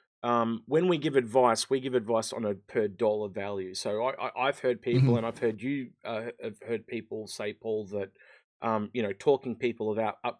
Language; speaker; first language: English; native; English